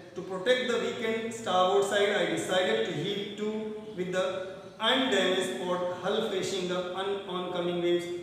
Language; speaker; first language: English; non-native, local second language; Hindi